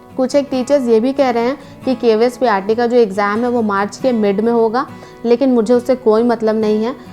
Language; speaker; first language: Hindi; native; Hindi